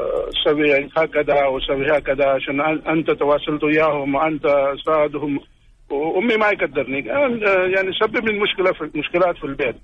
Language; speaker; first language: Arabic; non-native, learner; Urdu